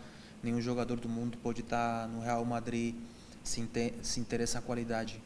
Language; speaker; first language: Portuguese; non-native, fluent; Spanish